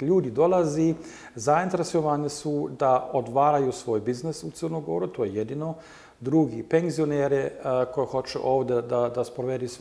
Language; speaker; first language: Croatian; non-native, learner; German